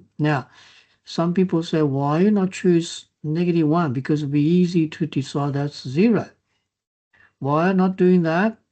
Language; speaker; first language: English; non-native, fluent; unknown